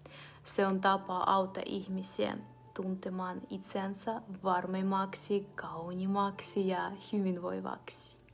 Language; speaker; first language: Finnish; non-native, fluent; Ukrainian